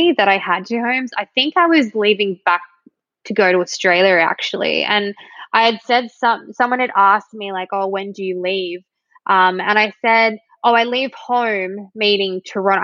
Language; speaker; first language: English; native; English